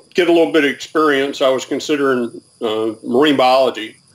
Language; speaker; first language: English; native; English